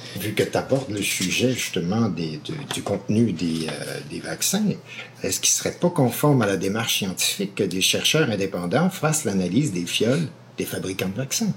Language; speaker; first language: French; native; French